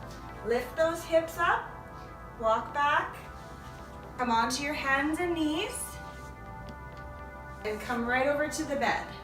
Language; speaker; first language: English; native; English